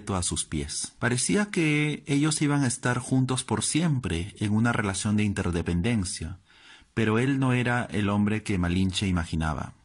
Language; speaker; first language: Spanish; native; Spanish